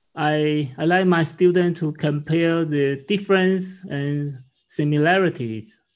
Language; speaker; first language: English; non-native, learner; Chinese